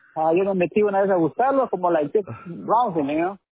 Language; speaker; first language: Spanish; early bilingual, heritage; Spanish